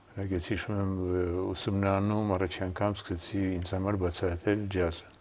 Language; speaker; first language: Armenian; native; Armenian